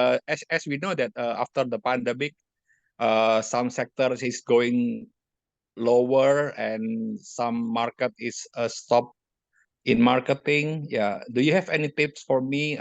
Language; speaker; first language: English; non-native, learner; Indonesian